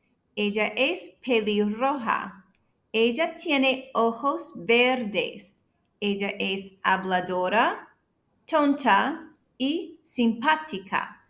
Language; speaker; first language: Spanish; non-native, fluent; English